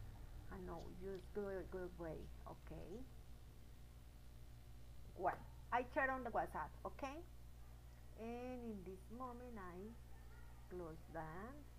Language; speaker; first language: English; non-native, learner; Spanish